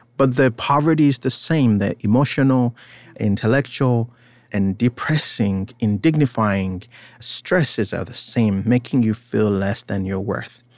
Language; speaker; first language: English; non-native, local second language; Ganda